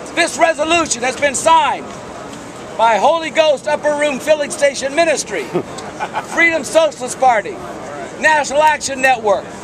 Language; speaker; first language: English; native; English